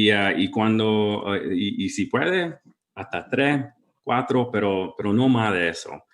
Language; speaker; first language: Spanish; early bilingual, heritage; English